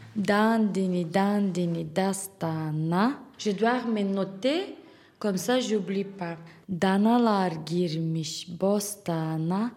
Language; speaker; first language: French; non-native, learner; Turkish